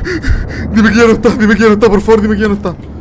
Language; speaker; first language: Spanish; native; Spanish